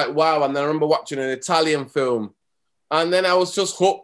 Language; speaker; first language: English; native; English